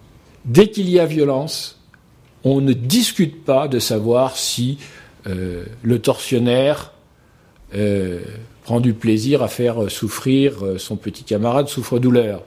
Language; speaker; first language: French; native; French